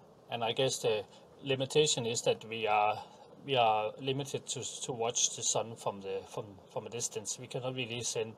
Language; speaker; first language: English; non-native, fluent; Danish